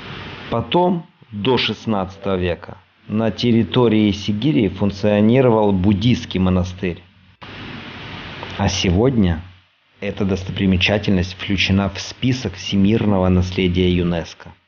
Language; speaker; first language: Russian; native; Russian